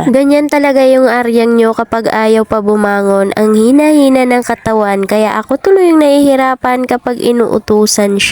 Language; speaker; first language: Filipino; native; Filipino